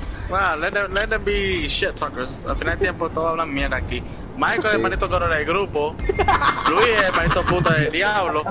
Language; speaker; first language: Spanish; early bilingual, heritage; Spanish